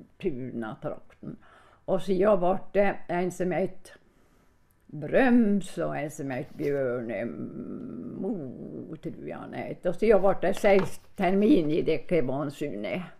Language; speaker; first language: Swedish; native; Swedish